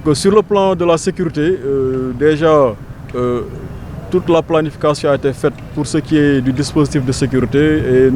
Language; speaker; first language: French; non-native, local second language; Wolof